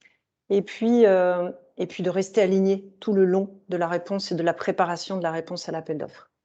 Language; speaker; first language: French; native; French